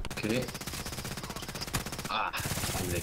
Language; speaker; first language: German; non-native, fluent; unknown